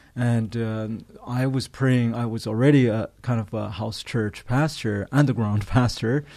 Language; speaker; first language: English; non-native, fluent; Chinese